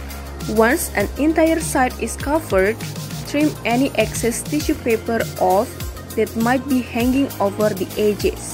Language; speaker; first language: English; non-native, fluent; Indonesian